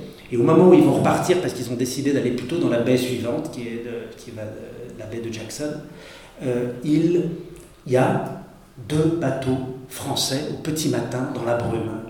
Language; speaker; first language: French; native; French